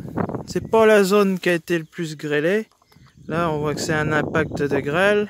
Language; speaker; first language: French; native; French